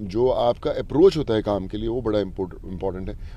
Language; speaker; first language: Hindi; native; Hindi